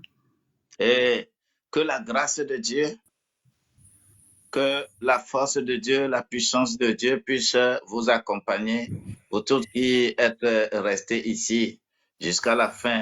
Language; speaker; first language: French; non-native, local second language; Ewe